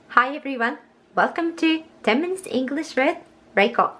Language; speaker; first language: English; non-native, fluent; Japanese